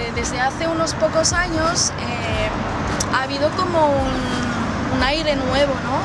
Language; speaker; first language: Spanish; non-native, fluent; French